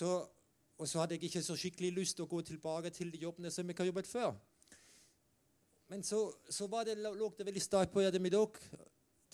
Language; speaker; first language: Norwegian; non-native, fluent; German